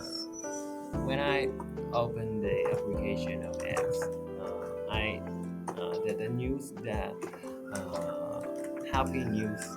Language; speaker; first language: English; non-native, learner; Japanese